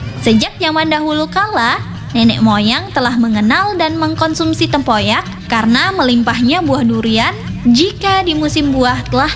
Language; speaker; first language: Indonesian; native; Indonesian